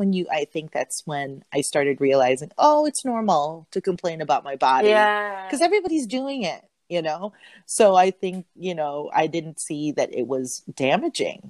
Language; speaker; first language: English; non-native, local second language; Filipino